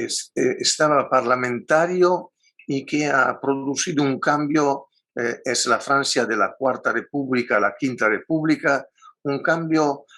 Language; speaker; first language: Spanish; non-native, fluent; Italian